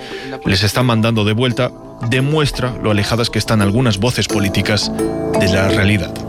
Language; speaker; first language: Spanish; native; Spanish